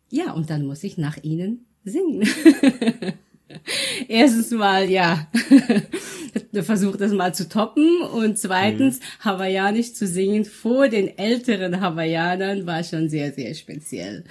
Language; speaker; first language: German; early bilingual, other home language; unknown